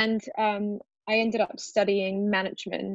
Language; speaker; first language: English; early bilingual, other home language; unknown